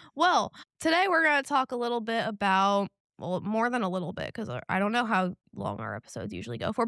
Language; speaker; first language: English; native; English